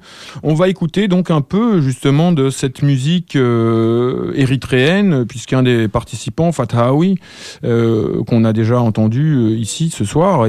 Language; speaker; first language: French; native; French